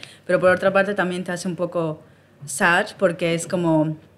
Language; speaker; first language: Spanish; early bilingual, heritage; Spanish